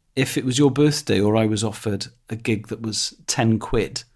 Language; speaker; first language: English; non-native, local second language; Welsh